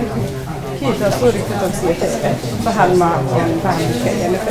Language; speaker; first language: Finnish; non-native, learner; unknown